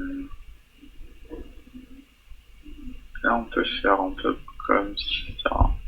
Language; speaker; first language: French; non-native, fluent; Portuguese